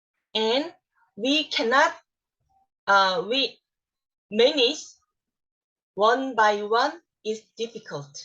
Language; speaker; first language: English; non-native, learner; Korean